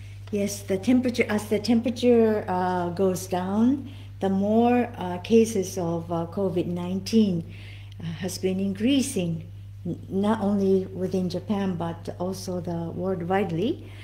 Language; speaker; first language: English; non-native, fluent; Japanese